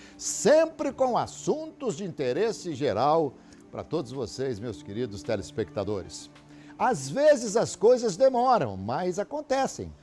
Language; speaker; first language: Portuguese; native; Portuguese